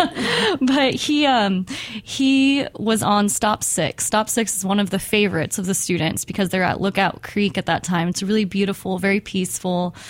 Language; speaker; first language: English; native; English